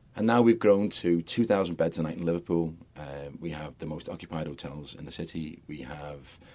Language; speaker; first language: English; native; English